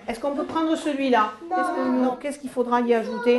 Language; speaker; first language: French; native; French